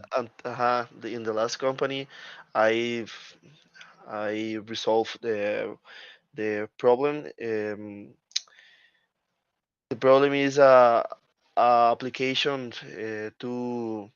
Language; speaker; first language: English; non-native, learner; Spanish